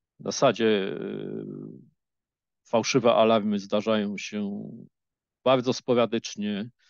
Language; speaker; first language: Polish; native; Polish